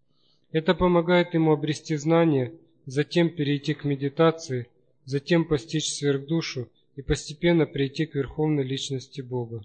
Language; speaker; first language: Russian; native; Russian